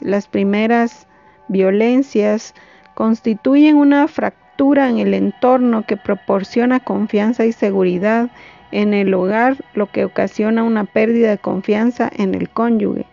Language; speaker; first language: Spanish; native; Spanish